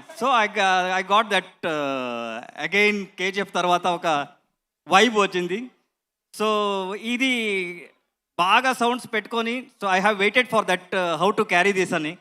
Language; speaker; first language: Telugu; non-native, learner; Kannada